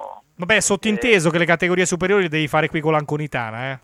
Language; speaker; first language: Italian; native; Italian